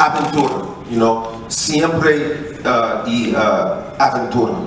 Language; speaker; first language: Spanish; non-native, learner; English